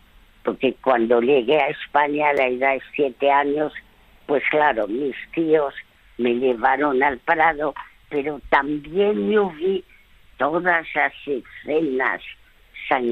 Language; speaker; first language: Spanish; early bilingual, other home language; French